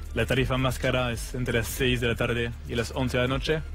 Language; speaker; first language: Spanish; non-native, fluent; French